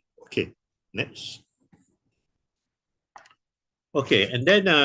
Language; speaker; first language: English; non-native, local second language; Malay